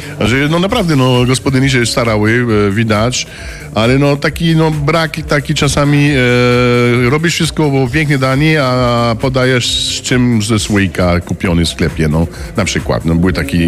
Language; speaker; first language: Polish; non-native, fluent; Spanish